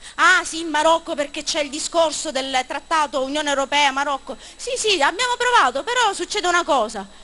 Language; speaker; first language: Italian; native; Italian